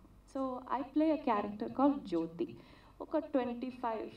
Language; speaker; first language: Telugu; non-native, learner; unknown